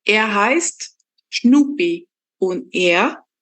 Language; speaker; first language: German; non-native, learner; Spanish